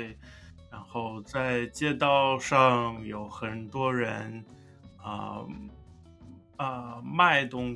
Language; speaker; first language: Chinese; non-native, learner; English